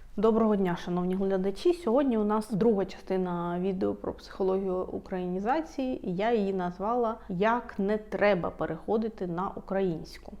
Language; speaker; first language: Ukrainian; non-native, local second language; Russian